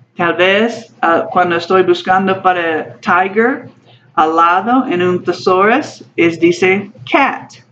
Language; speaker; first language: Spanish; non-native, learner; English